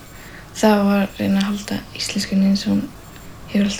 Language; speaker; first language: Icelandic; early bilingual, other home language; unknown